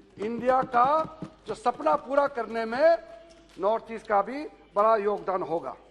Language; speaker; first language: Hindi; non-native, local second language; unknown